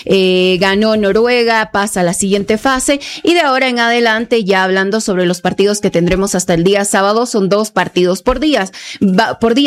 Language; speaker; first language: Spanish; native; Spanish